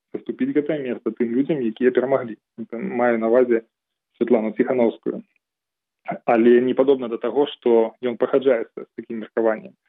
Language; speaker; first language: Belarusian; non-native, local second language; Russian